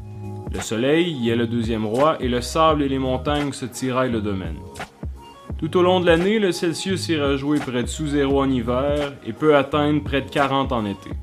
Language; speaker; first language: French; native; French